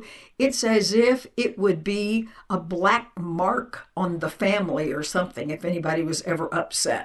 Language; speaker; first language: English; native; English